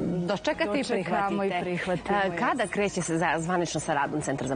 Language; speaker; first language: Serbian; native; Serbian